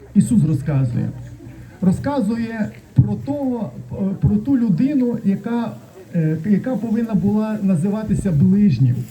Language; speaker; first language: Ukrainian; non-native, local second language; Russian